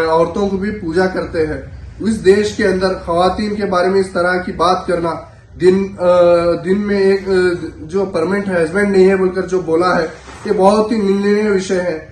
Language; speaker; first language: Hindi; native; Hindi